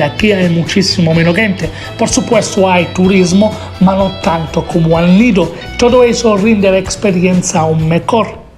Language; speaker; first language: Spanish; non-native, fluent; Italian